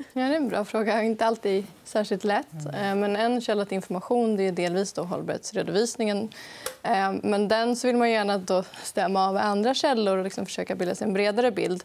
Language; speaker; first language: Swedish; native; Swedish